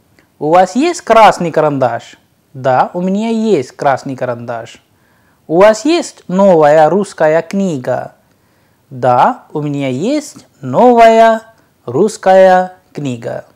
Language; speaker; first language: Russian; non-native, fluent; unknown